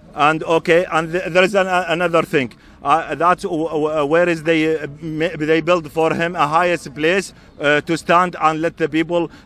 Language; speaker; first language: English; non-native, learner; Arabic